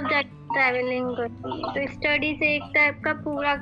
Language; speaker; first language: Hindi; non-native, local second language; Gujarati